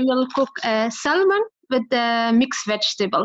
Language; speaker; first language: English; non-native, learner; Arabic